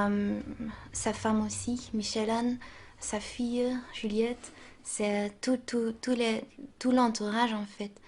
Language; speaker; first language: French; non-native, local second language; Dutch